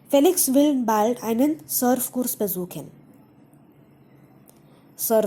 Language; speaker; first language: German; non-native, fluent; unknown